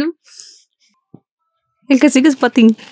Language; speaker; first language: Spanish; native; Spanish